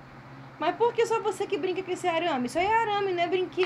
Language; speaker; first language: Portuguese; native; Portuguese